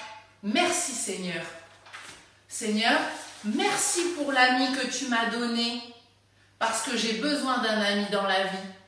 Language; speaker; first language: French; native; French